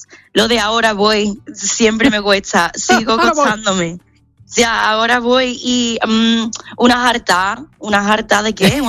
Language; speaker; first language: Spanish; non-native, fluent; English